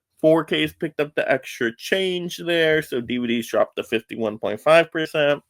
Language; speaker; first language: English; native; English